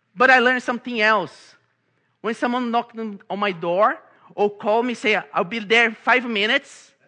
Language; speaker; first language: English; non-native, fluent; Portuguese